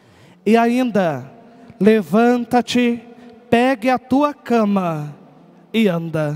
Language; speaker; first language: Portuguese; native; Portuguese